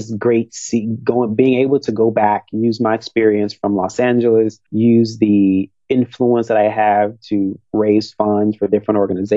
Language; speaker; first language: English; native; English